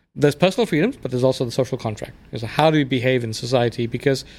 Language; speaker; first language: English; native; English